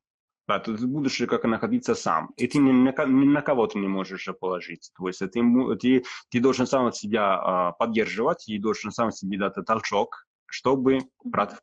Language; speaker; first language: Russian; non-native, fluent; Italian